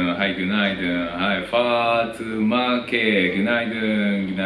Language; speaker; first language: Turkish; non-native, fluent; Japanese